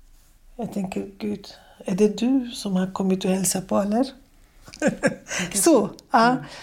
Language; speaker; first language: Swedish; non-native, fluent; Kurdish